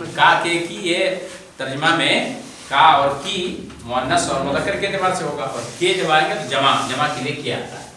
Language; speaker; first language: Urdu; native; Urdu